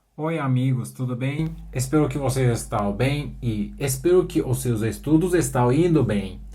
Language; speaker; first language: Portuguese; non-native, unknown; Turkish